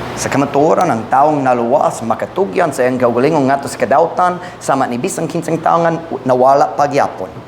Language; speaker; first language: Cebuano; non-native, fluent; English